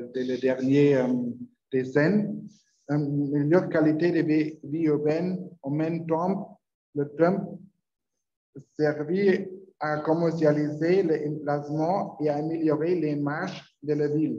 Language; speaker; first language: French; non-native, learner; Spanish